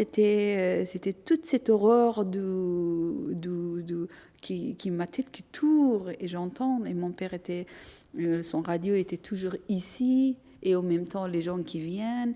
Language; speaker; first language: French; non-native, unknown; Persian